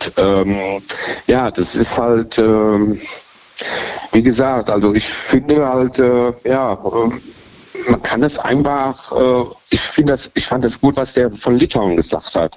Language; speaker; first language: German; native; German